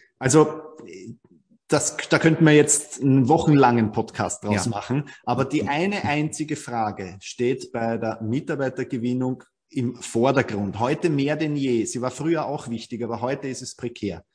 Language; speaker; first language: German; native; German